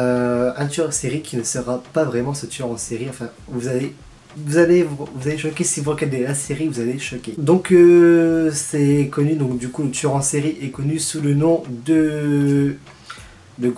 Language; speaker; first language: French; native; French